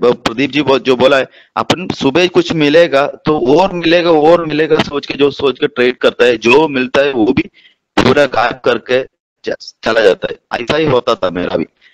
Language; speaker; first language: Hindi; non-native, local second language; Malayalam